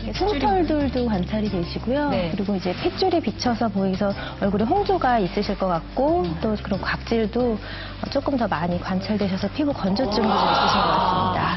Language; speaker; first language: Korean; native; Korean